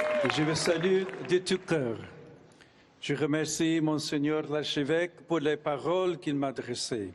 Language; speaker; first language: French; non-native, fluent; English